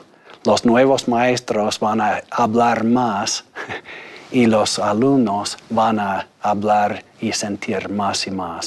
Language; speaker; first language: Spanish; non-native, fluent; English